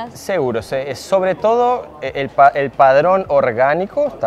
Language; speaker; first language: Spanish; early bilingual, heritage; Spanish